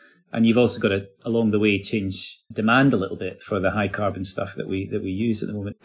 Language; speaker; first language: English; native; English